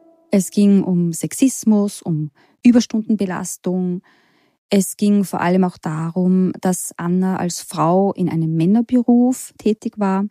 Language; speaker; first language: German; native; German